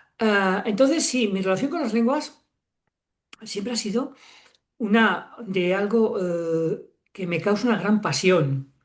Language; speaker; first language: Spanish; native; Spanish